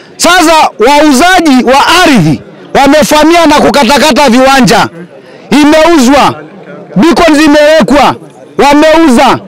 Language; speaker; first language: Swahili; non-native, local second language; Masai